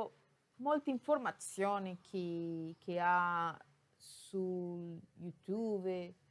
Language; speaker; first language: Italian; non-native, learner; Spanish